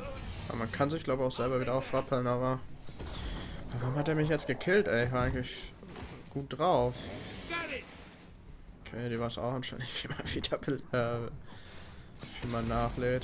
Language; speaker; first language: German; native; German